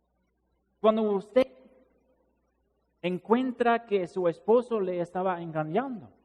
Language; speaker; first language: Spanish; non-native, fluent; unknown